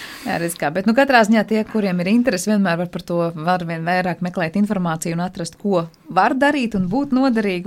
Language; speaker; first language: Latvian; native; Latvian